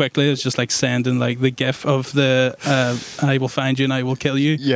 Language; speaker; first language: English; native; English